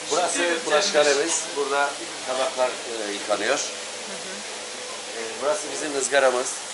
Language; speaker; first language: Turkish; native; Turkish